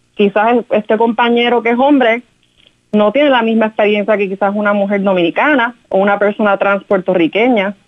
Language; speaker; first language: Spanish; native; Spanish